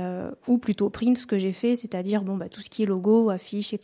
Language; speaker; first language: French; native; French